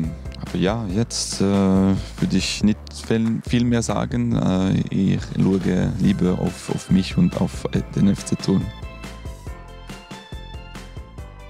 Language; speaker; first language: German; non-native, local second language; French